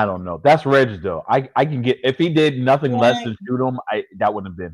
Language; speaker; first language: English; native; English